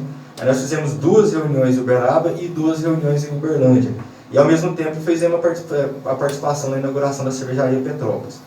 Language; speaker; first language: Portuguese; native; Portuguese